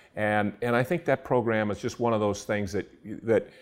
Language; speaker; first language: English; native; English